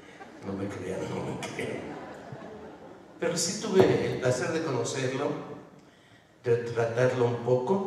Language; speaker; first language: Spanish; native; Spanish